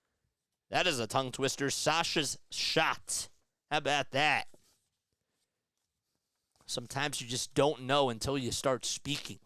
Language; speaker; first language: English; native; English